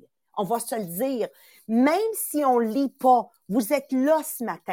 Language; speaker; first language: French; native; French